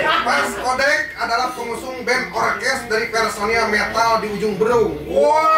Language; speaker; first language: Indonesian; non-native, local second language; Sundanese